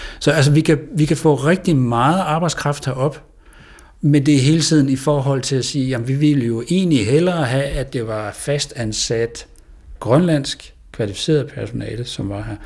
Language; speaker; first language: Danish; native; Danish